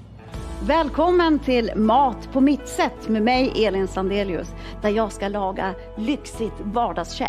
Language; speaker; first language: Swedish; native; Swedish